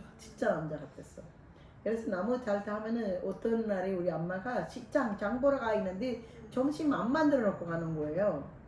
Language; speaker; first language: Korean; non-native, fluent; Sinhala